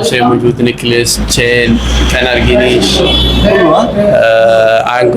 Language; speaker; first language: Arabic; non-native, learner; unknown